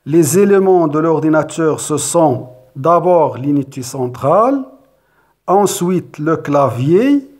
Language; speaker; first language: French; non-native, local second language; Arabic